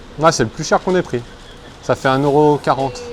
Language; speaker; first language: French; native; French